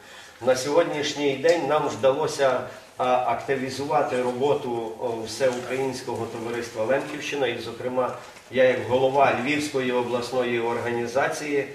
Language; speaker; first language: Ukrainian; native; Ukrainian